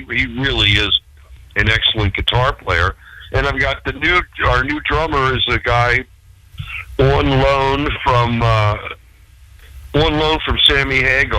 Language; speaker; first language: English; native; English